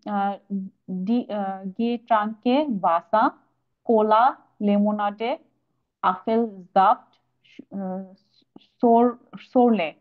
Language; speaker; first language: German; non-native, learner; Bangla